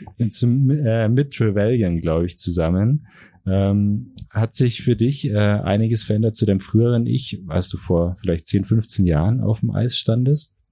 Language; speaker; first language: German; native; German